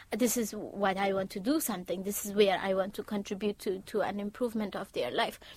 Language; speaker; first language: English; non-native, fluent; Persian